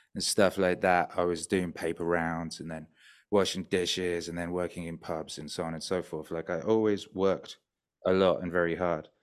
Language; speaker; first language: English; native; English